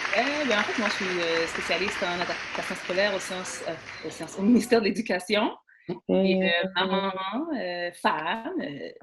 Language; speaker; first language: French; early bilingual, other home language; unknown